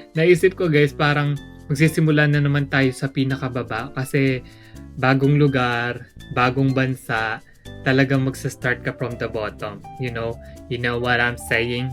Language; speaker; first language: Filipino; non-native, local second language; Pampanga